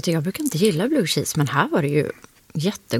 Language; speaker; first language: Swedish; native; Swedish